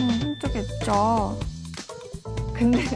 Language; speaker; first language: Korean; non-native, learner; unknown